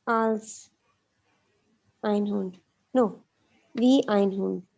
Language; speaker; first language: German; non-native, learner; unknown